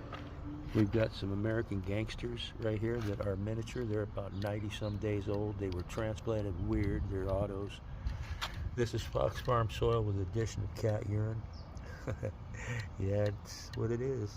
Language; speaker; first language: English; native; English